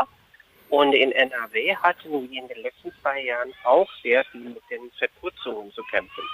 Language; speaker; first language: German; non-native, fluent; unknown